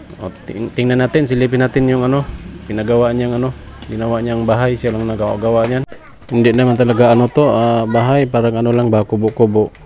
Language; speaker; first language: Filipino; non-native, local second language; Cebuano